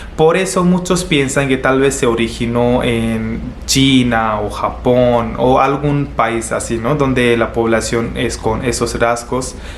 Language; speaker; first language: Spanish; non-native, fluent; Hindi